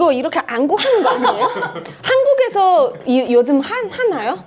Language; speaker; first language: Korean; non-native, fluent; Chinese